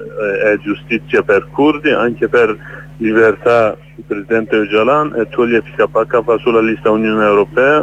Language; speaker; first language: Italian; non-native, learner; Kurdish